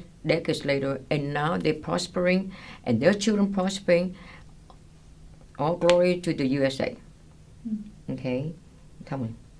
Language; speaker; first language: English; early bilingual, other home language; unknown